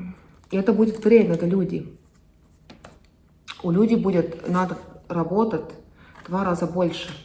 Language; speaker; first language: Russian; non-native, fluent; Estonian